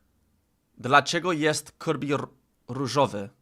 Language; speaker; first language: Polish; non-native, learner; English